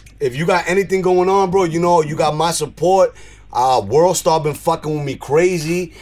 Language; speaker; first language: English; early bilingual, other home language; Spanish